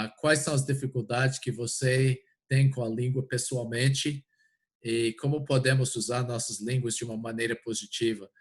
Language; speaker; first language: Portuguese; non-native, fluent; English